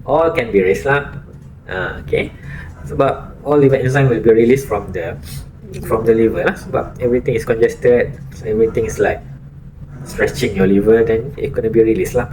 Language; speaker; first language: English; non-native, local second language; Malay